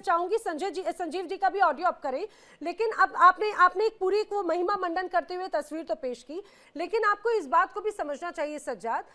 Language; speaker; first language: Hindi; native; Hindi